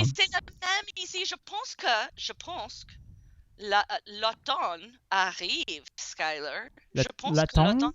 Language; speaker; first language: French; non-native, fluent; English